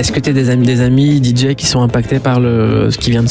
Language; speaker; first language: French; native; French